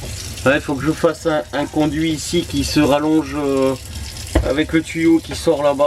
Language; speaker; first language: French; native; French